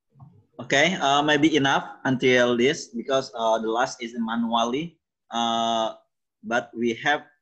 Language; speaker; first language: English; non-native, learner; Indonesian